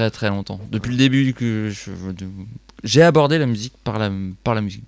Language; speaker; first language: French; native; French